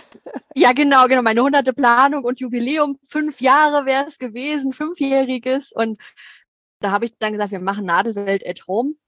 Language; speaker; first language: German; native; German